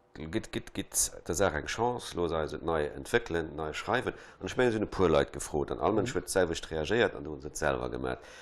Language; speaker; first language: Luxembourgish; native; Luxembourgish